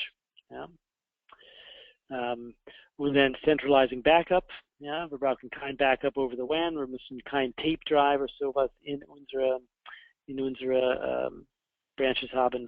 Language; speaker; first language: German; non-native, fluent; English